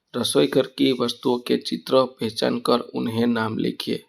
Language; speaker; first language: Hindi; non-native, local second language; Gujarati